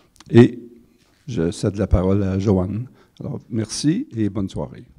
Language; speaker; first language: French; native; French